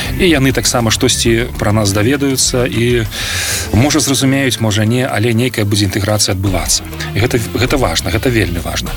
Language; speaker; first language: Belarusian; non-native, local second language; Russian